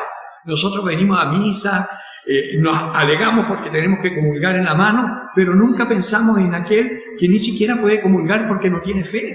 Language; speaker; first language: Spanish; native; Spanish